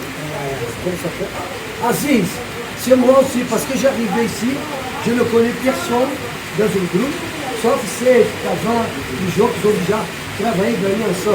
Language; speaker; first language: French; non-native, learner; Portuguese